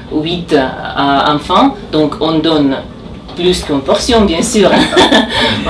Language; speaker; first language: French; non-native, learner; Russian